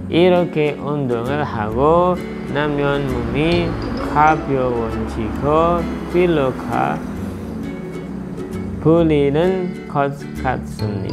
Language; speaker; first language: Korean; non-native, fluent; Indonesian